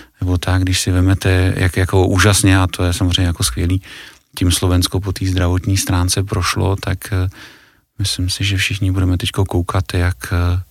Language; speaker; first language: Czech; native; Czech